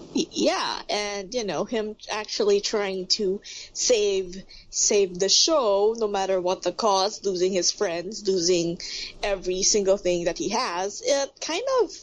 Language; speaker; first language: English; non-native, local second language; Filipino